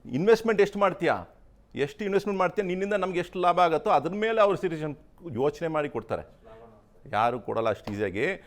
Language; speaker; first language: Kannada; non-native, local second language; Tamil